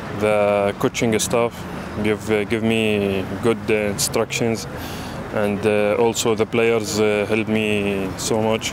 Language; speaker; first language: English; non-native, learner; Arabic